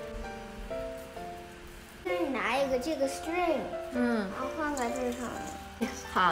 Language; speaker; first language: Chinese; early bilingual, heritage; Chinese